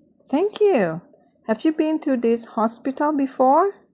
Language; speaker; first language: English; non-native, fluent; Thai